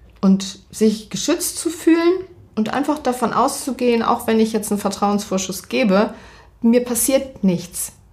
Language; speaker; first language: German; native; German